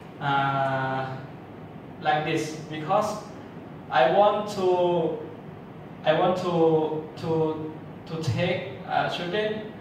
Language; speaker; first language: English; non-native, learner; Thai